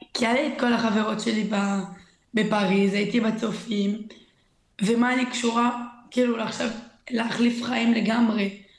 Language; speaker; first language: Hebrew; early bilingual, other home language; French